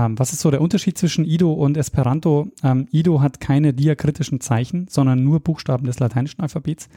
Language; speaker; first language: German; native; German